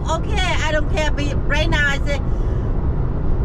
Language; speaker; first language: English; non-native, learner; Vietnamese